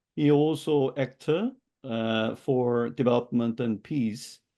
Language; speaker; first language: English; non-native, learner; Korean